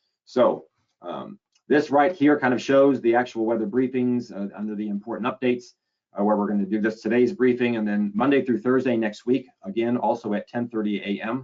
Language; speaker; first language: English; native; English